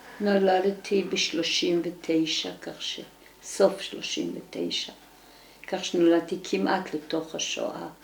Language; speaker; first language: Hebrew; early bilingual, other home language; Dutch